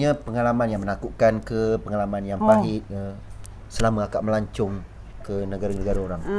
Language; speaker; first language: Malay; native; Malay